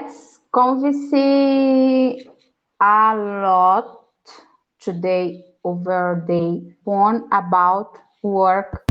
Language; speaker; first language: English; non-native, learner; Portuguese